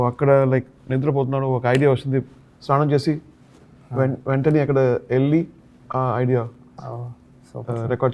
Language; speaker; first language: Telugu; non-native, learner; Tamil